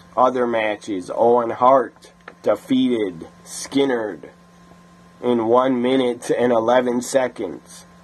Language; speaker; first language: English; native; English